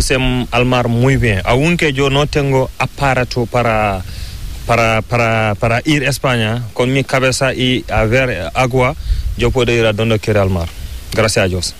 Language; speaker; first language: Spanish; non-native, learner; Fula